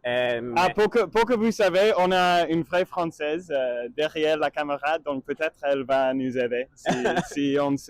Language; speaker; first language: French; non-native, learner; English